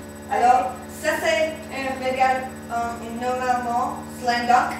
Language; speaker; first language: French; non-native, learner; English